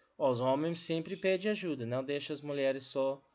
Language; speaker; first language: Portuguese; non-native, learner; English